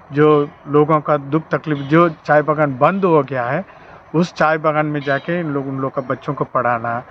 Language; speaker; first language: Hindi; non-native, local second language; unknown